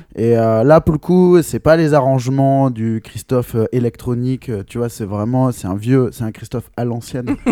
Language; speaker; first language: French; native; French